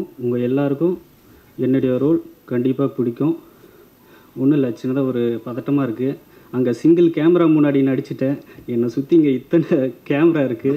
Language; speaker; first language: Tamil; native; Tamil